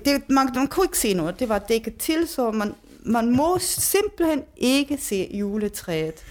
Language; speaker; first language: Danish; non-native, fluent; German